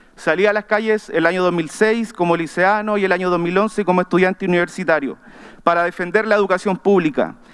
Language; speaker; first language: Spanish; native; Spanish